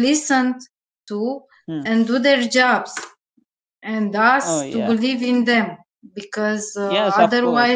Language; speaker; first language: English; non-native, learner; Romanian